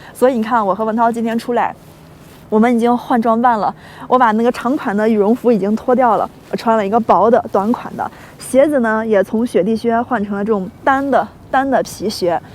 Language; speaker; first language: Chinese; native; Chinese